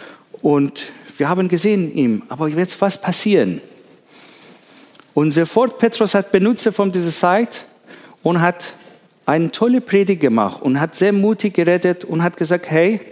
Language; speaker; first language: German; non-native, learner; Persian